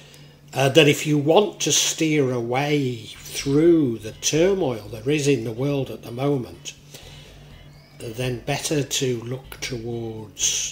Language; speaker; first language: English; native; English